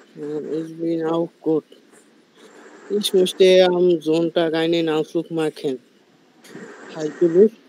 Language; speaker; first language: German; non-native, learner; Bangla